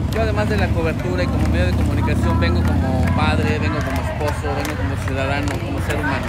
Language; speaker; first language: Spanish; native; Spanish